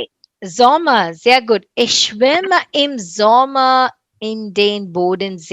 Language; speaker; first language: German; non-native, fluent; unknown